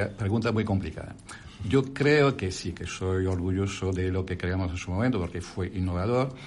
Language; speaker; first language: Spanish; non-native, fluent; French